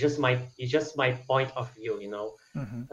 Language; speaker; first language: English; non-native, fluent; Portuguese